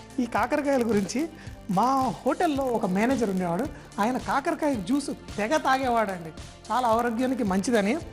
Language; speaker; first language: Telugu; native; Telugu